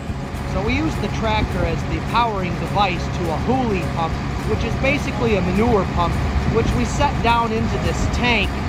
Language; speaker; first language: English; native; English